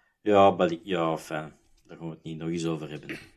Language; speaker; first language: Dutch; native; Dutch